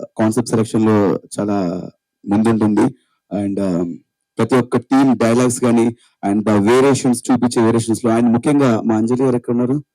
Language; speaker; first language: Telugu; native; Telugu